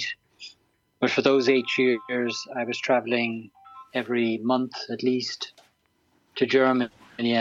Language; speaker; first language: English; native; English